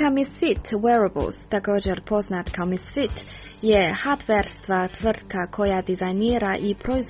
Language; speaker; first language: Croatian; native; Croatian